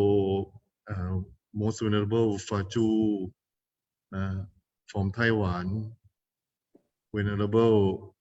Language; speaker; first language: English; non-native, fluent; Thai